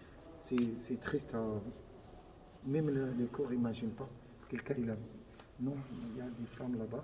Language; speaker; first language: French; non-native, fluent; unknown